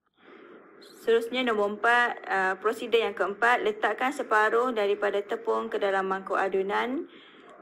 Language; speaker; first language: Malay; native; Malay